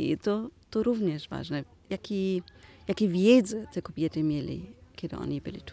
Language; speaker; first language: Polish; non-native, learner; German